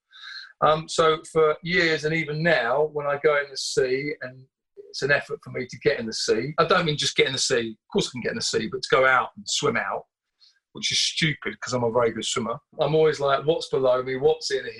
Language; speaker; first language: English; native; English